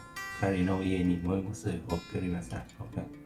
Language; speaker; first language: Japanese; non-native, learner; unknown